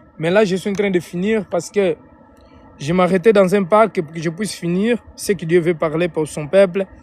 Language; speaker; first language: French; non-native, fluent; Portuguese